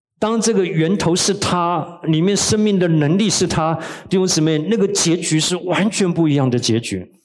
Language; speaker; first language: Chinese; native; Chinese